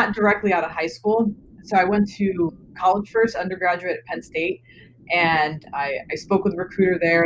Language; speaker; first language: English; native; English